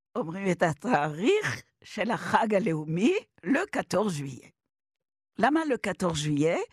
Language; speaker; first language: Hebrew; non-native, fluent; French